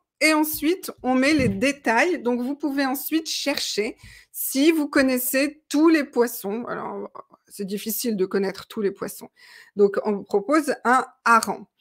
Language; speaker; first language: French; native; French